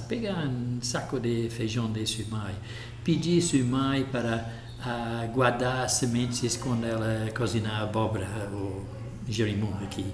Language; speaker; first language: Portuguese; non-native, local second language; English